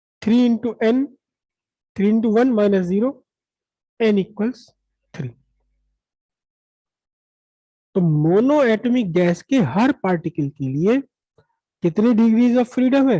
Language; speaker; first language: Hindi; native; Hindi